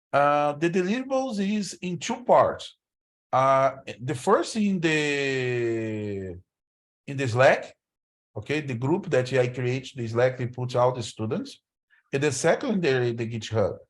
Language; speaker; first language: English; non-native, learner; Portuguese